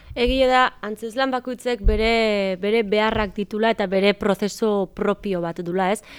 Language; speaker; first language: Basque; native; Basque